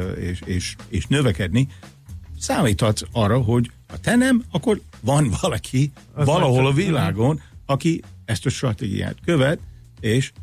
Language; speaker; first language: Hungarian; non-native, fluent; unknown